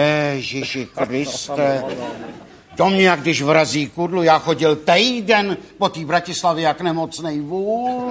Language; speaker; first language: Czech; native; Czech